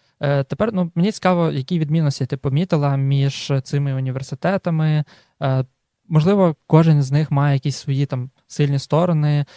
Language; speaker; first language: Ukrainian; native; Ukrainian